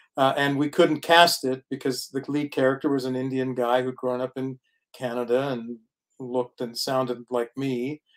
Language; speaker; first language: English; native; English